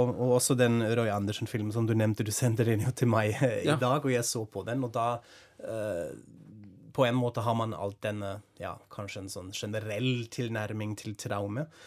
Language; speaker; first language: Norwegian; non-native, fluent; German